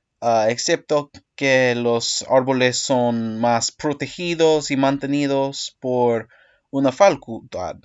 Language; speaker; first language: Spanish; non-native, learner; English